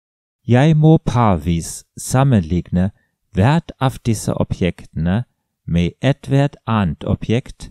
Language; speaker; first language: Norwegian; non-native, fluent; German